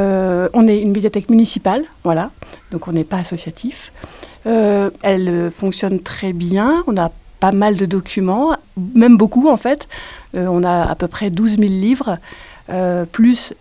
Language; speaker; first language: French; native; French